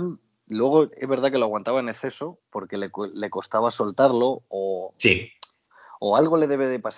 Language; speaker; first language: Spanish; native; Spanish